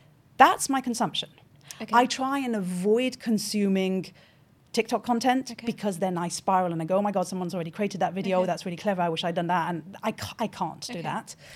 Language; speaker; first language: English; non-native, fluent; French